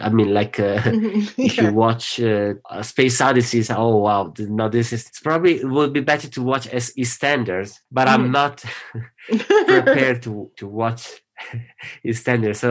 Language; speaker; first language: English; non-native, fluent; Italian